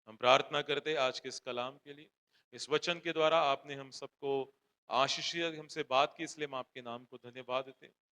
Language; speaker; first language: Hindi; non-native, local second language; Marathi